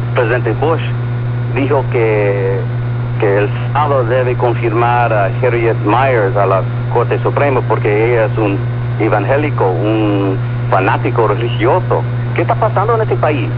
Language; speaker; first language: Spanish; early bilingual, heritage; Spanish